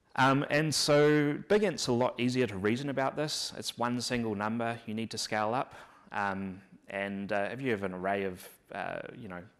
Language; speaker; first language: English; native; English